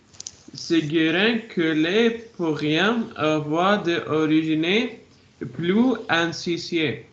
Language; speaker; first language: French; non-native, learner; Arabic